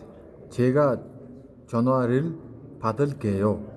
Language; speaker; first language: Korean; non-native, fluent; Mongolian